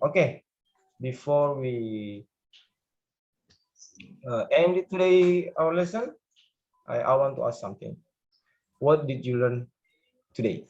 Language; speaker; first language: English; non-native, learner; Indonesian